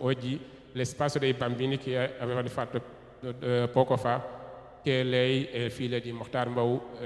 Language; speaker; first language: Italian; non-native, fluent; Wolof